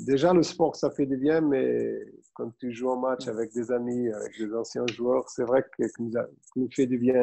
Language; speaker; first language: French; non-native, fluent; Portuguese